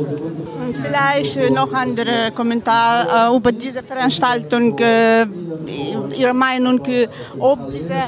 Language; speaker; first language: German; non-native, learner; Ukrainian